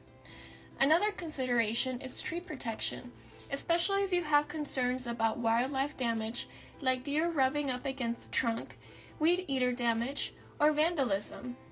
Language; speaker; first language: English; native; English